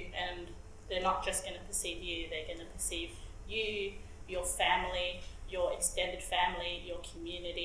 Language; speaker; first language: English; native; English